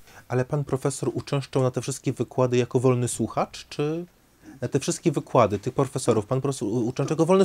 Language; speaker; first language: Polish; native; Polish